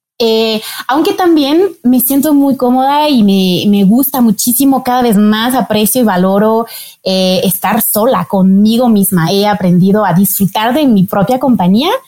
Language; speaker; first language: Spanish; non-native, fluent; French